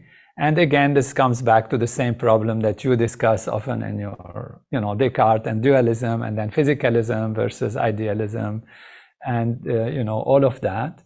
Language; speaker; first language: English; non-native, fluent; Arabic